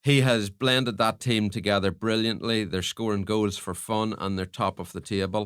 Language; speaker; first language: English; native; English